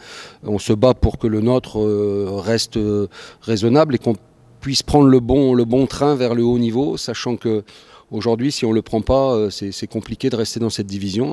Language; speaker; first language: French; native; French